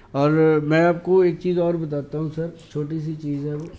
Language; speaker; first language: Hindi; native; Hindi